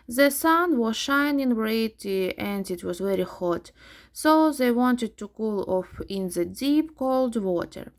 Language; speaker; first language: English; non-native, fluent; Ukrainian